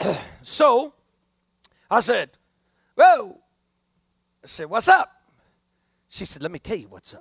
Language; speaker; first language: English; native; English